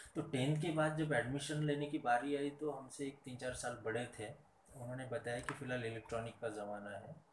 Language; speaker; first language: Hindi; non-native, local second language; Marathi